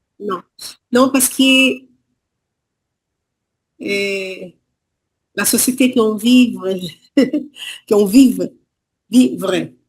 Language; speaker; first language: French; non-native, learner; Portuguese